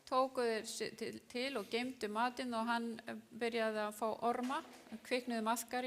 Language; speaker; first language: Icelandic; non-native, learner; Spanish